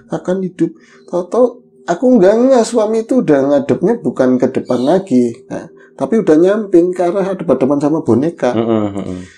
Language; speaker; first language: Indonesian; native; Indonesian